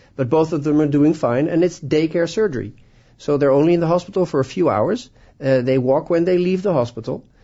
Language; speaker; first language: English; non-native, fluent; Dutch